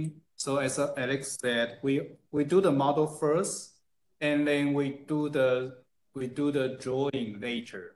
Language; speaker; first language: English; non-native, fluent; Chinese